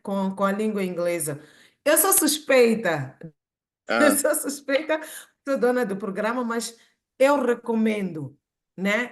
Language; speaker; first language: Portuguese; non-native, local second language; Tsonga